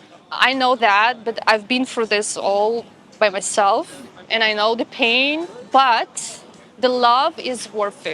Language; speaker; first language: English; non-native, fluent; Russian